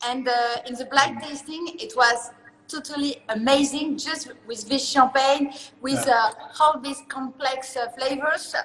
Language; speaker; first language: English; non-native, learner; French